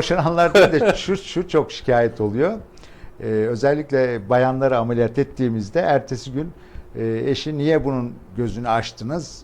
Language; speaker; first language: Turkish; native; Turkish